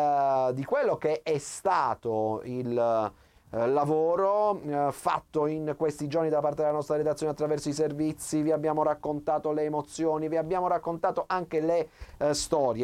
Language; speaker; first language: Italian; native; Italian